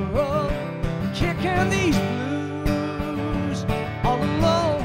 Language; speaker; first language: English; native; English